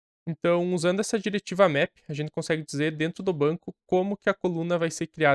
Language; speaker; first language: Portuguese; native; Portuguese